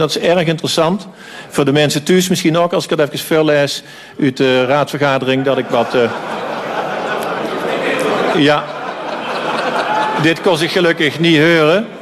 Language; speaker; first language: Dutch; native; Dutch